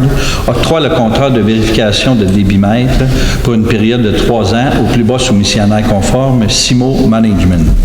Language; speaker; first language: French; native; French